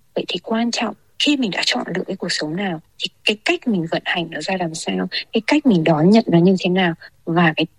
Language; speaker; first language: Vietnamese; native; Vietnamese